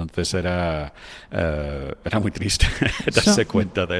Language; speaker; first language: Spanish; non-native, fluent; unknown